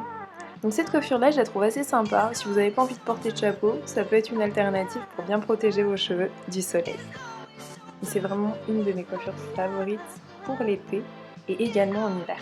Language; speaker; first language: French; native; French